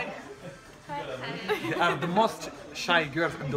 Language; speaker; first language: English; non-native, learner; Arabic